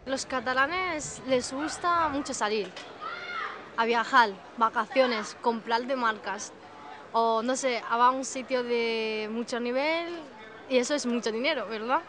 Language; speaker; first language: Spanish; non-native, fluent; Chinese